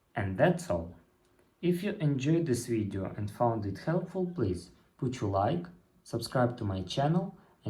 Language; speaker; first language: English; non-native, learner; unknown